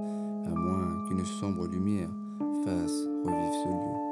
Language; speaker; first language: French; native; French